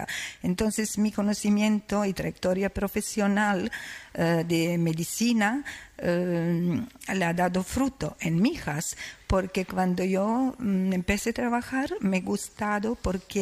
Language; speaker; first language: Spanish; non-native, learner; Serbian